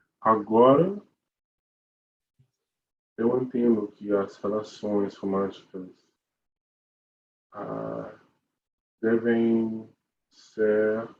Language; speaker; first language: Portuguese; non-native, learner; English